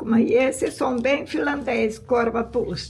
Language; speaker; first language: Portuguese; early bilingual, other home language; Finnish